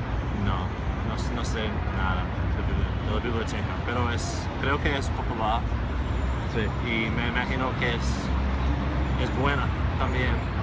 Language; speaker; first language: Spanish; non-native, fluent; English